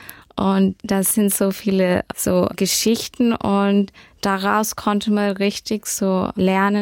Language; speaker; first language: German; early bilingual, heritage; German